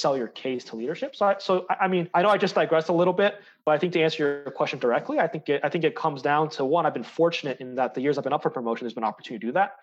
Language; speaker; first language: English; native; English